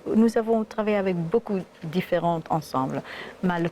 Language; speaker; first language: French; non-native, learner; Hebrew